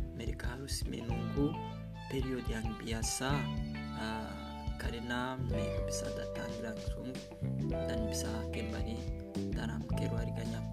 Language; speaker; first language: Indonesian; non-native, learner; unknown